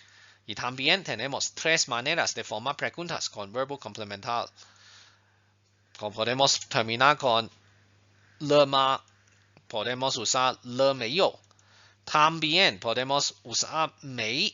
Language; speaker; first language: Spanish; non-native, fluent; Chinese